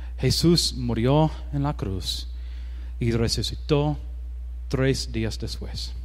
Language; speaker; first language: Spanish; non-native, learner; English